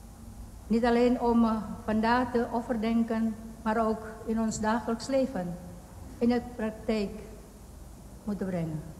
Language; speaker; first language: Dutch; non-native, fluent; Indonesian